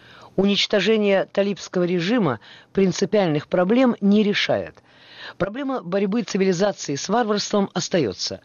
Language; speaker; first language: Russian; native; Russian